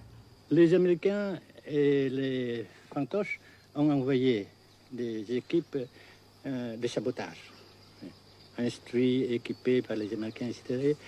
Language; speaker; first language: French; non-native, fluent; Vietnamese